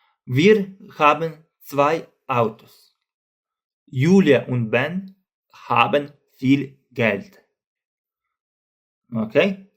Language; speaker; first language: German; non-native, fluent; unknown